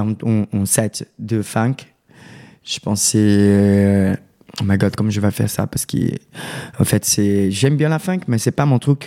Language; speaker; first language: French; non-native, learner; Portuguese